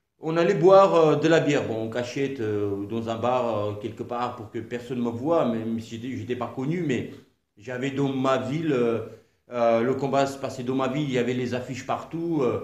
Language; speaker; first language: French; non-native, fluent; Georgian